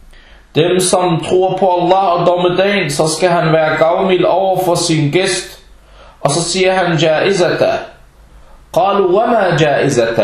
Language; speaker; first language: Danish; early bilingual, other home language; Arabic